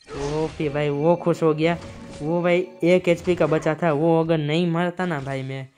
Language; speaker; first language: Hindi; non-native, local second language; Gujarati